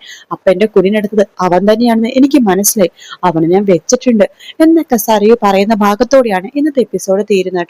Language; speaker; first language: Malayalam; native; Malayalam